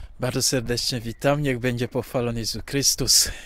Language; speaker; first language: Polish; non-native, learner; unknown